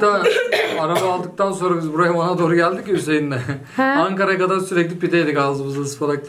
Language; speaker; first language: Turkish; native; Turkish